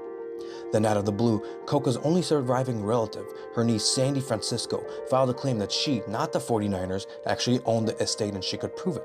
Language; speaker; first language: English; native; English